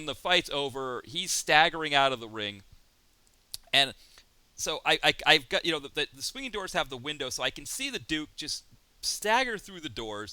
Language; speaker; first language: English; native; English